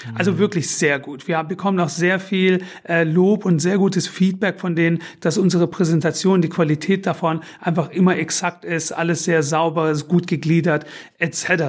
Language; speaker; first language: German; early bilingual, other home language; Turkish